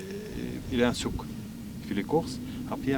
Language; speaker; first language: French; non-native, learner; Arabic